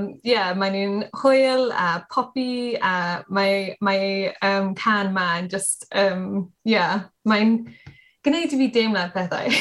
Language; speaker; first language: Welsh; non-native, learner; English